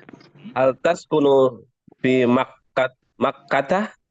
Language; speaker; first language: Arabic; non-native, learner; Indonesian